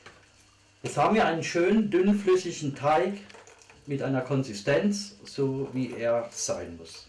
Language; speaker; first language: German; native; German